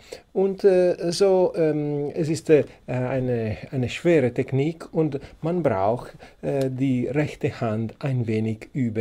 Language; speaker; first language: German; non-native, learner; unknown